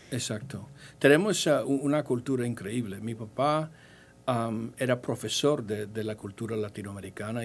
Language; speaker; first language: Spanish; early bilingual, heritage; English